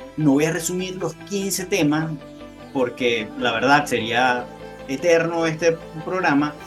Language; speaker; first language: Spanish; native; Spanish